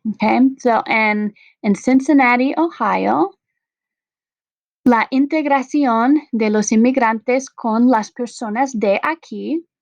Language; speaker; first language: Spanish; non-native, fluent; English